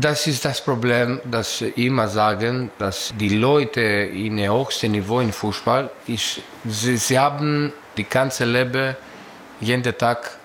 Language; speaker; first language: German; non-native, fluent; Greek